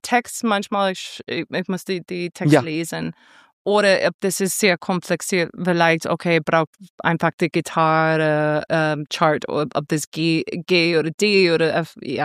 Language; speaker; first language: German; non-native, fluent; English